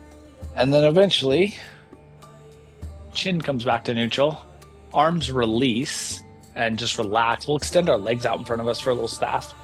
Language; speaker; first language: English; native; English